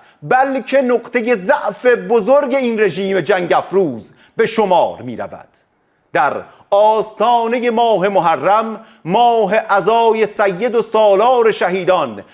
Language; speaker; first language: Persian; native; Persian